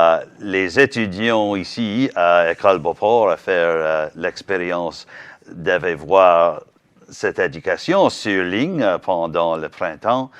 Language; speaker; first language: French; non-native, learner; English